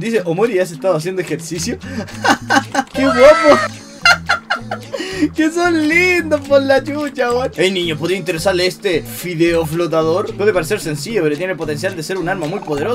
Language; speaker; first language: Spanish; native; Spanish